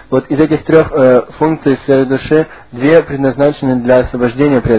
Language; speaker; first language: Russian; native; Russian